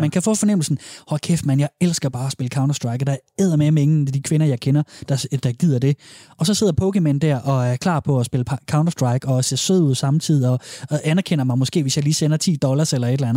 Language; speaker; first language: Danish; native; Danish